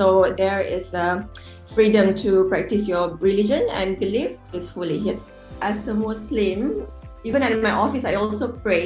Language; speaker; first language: English; non-native, local second language; Malay